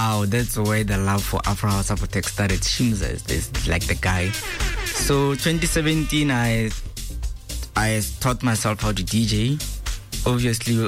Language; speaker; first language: English; non-native, local second language; Tswana